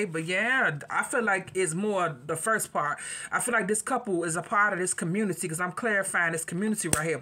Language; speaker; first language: English; native; English